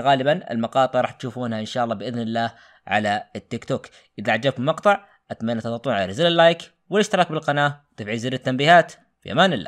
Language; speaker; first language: Arabic; native; Arabic